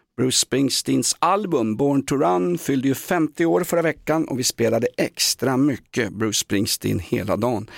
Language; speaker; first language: Swedish; native; Swedish